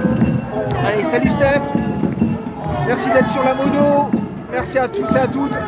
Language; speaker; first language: French; native; French